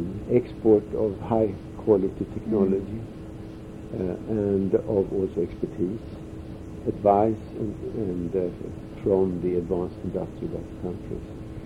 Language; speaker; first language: English; non-native, fluent; Swedish